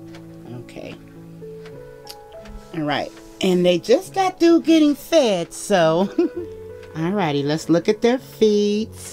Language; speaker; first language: English; native; English